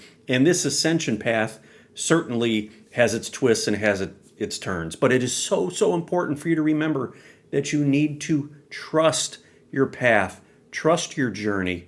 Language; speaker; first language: English; native; English